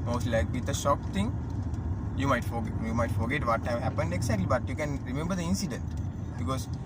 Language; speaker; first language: English; non-native, local second language; Sinhala